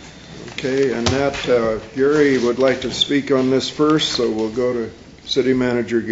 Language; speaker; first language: English; native; English